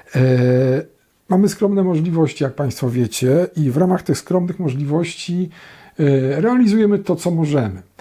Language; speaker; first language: Polish; native; Polish